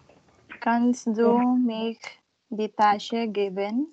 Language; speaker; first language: German; non-native, learner; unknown